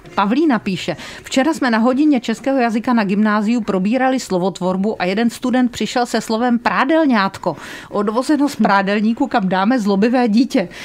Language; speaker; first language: Czech; native; Czech